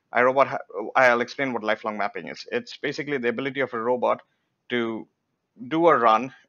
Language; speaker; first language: English; non-native, local second language; Bangla